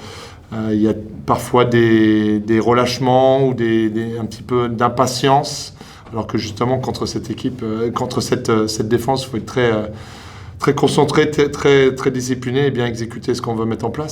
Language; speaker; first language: French; native; French